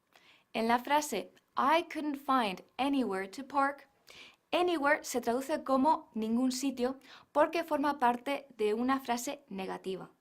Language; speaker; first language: Spanish; non-native, fluent; English